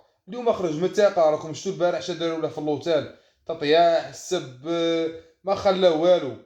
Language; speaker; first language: Arabic; native; Arabic